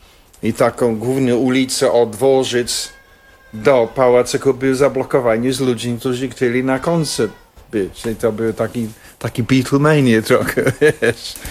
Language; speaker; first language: Polish; non-native, fluent; English